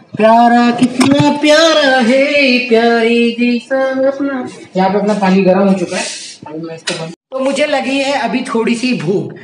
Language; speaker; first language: Hindi; native; Hindi